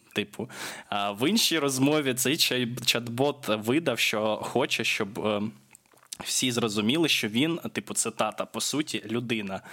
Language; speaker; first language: Ukrainian; non-native, local second language; Russian